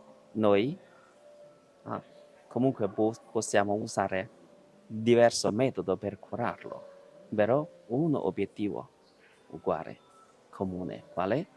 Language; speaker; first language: Italian; non-native, learner; Chinese